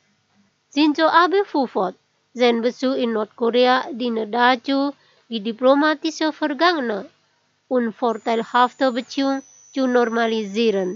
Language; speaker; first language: German; non-native, fluent; Indonesian